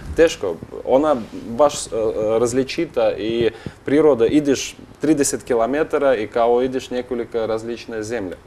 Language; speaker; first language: Bosnian; non-native, learner; Russian